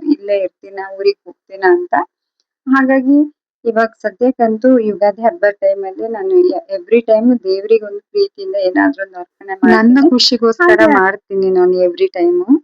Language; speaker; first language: Kannada; non-native, local second language; Tulu